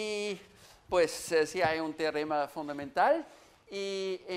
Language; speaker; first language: Spanish; non-native, fluent; German